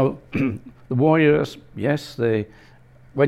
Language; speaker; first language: English; native; English